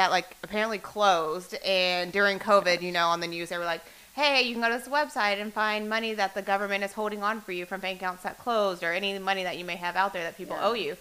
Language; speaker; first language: English; native; English